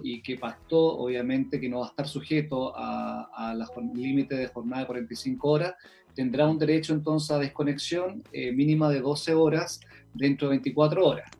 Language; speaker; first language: Spanish; native; Spanish